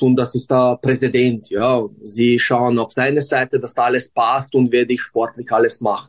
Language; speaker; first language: German; non-native, learner; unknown